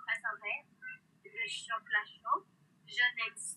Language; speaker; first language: French; non-native, learner; English